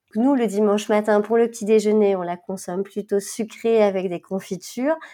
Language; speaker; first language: French; native; French